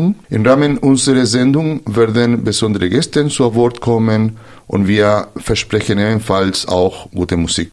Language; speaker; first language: German; non-native, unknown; Spanish